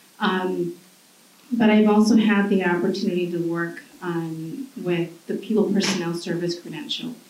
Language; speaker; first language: English; early bilingual, other home language; Spanish